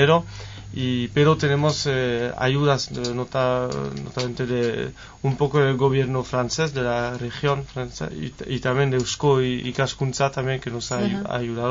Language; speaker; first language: Spanish; non-native, fluent; French